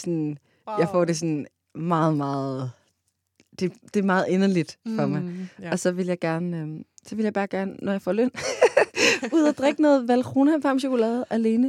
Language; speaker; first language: Danish; native; Danish